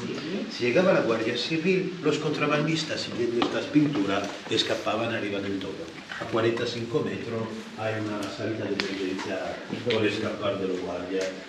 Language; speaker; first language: Spanish; non-native, fluent; Italian